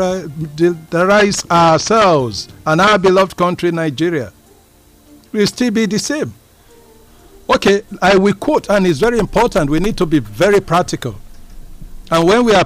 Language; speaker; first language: English; non-native, local second language; Yoruba